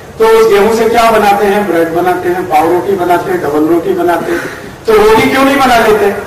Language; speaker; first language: Hindi; native; Hindi